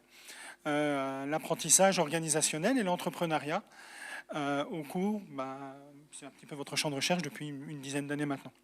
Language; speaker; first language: French; native; French